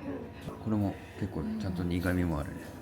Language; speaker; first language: Japanese; native; Japanese